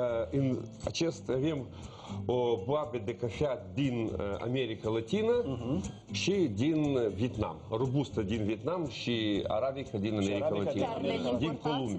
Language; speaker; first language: Romanian; non-native, learner; Russian